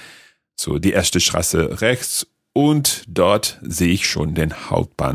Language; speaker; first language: German; non-native, learner; English